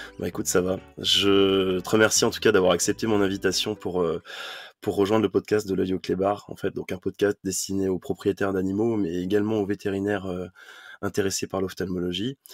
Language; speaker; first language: French; native; French